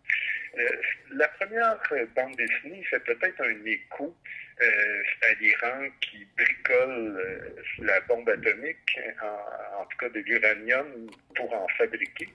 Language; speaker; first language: French; native; French